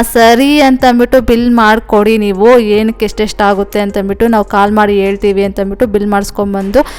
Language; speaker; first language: Kannada; non-native, local second language; Telugu